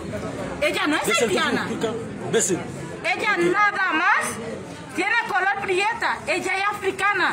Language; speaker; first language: Spanish; non-native, fluent; Haitian Creole